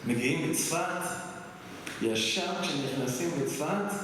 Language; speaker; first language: Hebrew; early bilingual, other home language; English